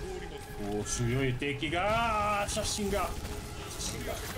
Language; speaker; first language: Japanese; non-native, fluent; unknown